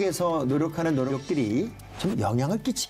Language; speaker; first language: Korean; native; Korean